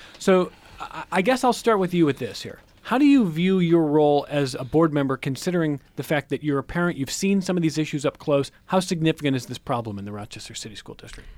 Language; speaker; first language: English; native; English